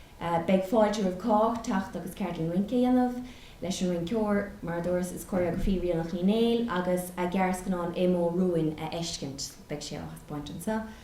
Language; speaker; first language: Irish; non-native, local second language; English